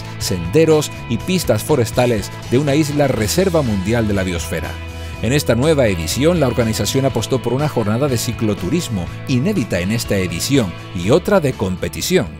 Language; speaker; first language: Spanish; native; Spanish